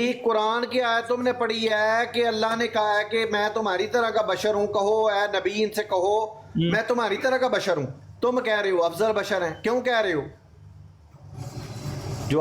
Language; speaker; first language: Hindi; non-native, local second language; Punjabi